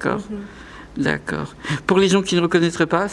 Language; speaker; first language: French; native; French